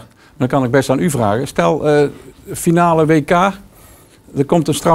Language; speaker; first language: Dutch; native; Dutch